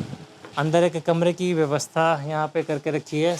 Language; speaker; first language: Hindi; native; Hindi